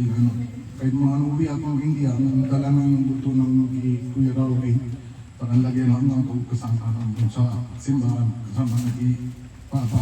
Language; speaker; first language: Filipino; non-native, learner; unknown